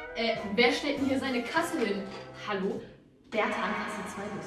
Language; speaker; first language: German; native; German